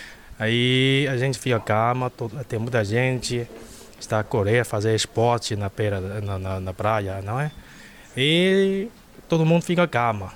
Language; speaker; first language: Portuguese; non-native, fluent; Chinese